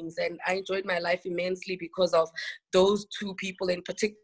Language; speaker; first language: English; non-native, local second language; Xhosa